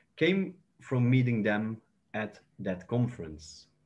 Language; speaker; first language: English; non-native, fluent; Dutch